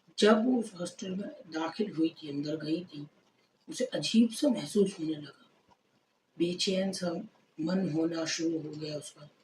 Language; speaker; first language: Urdu; native; Urdu